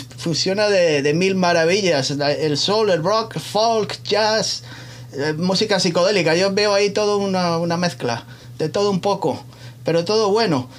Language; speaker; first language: Spanish; native; Spanish